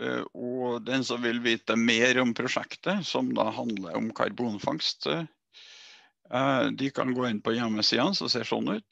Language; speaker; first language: Norwegian; native; Norwegian